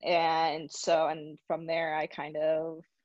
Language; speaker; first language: English; native; English